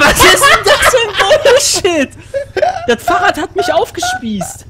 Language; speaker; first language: German; native; German